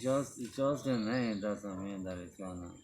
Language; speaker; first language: English; non-native, learner; Spanish